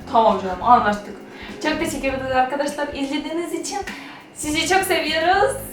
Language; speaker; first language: Turkish; non-native, fluent; Russian